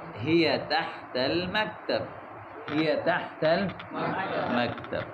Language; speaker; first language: Arabic; non-native, fluent; Urdu